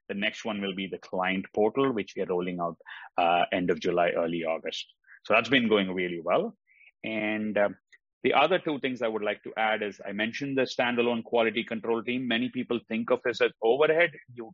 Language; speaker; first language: English; non-native, local second language; Tamil